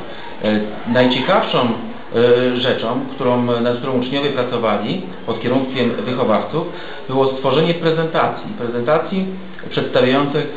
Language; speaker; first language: Polish; native; Polish